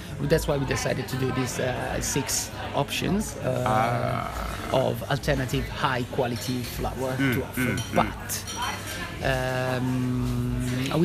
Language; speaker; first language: English; non-native, fluent; Italian